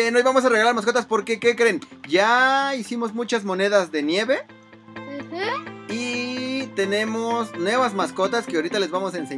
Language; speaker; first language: Spanish; native; Spanish